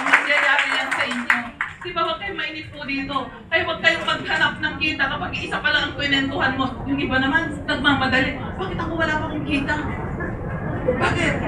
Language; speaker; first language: Filipino; native; Filipino